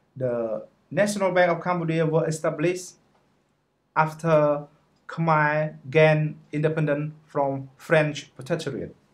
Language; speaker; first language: English; non-native, fluent; Khmer